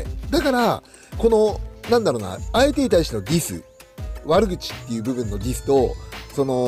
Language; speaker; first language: Japanese; native; Japanese